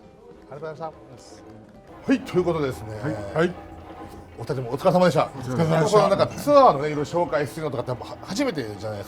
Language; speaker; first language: Japanese; native; Japanese